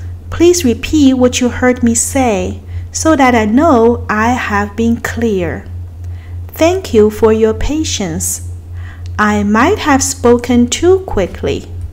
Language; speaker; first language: English; non-native, fluent; Chinese